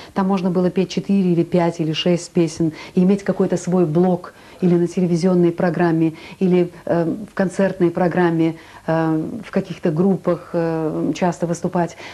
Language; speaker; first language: Russian; native; Russian